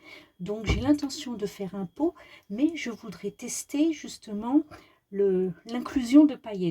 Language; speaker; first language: French; native; French